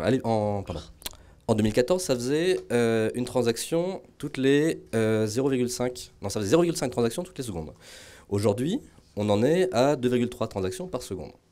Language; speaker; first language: French; native; French